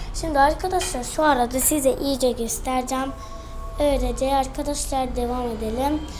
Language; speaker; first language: Turkish; early bilingual, heritage; Turkish